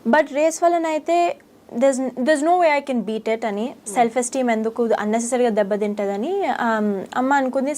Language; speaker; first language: Telugu; early bilingual, heritage; Telugu